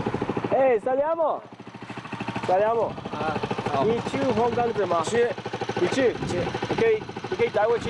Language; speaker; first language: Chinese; non-native, learner; English